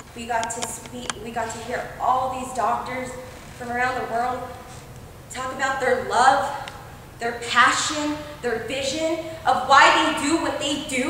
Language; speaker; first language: English; native; English